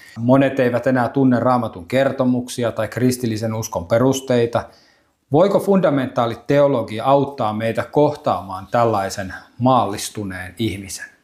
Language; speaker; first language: Finnish; native; Finnish